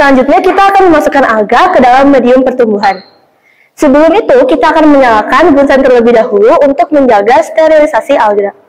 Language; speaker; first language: Indonesian; native; Indonesian